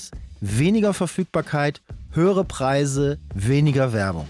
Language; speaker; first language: German; native; German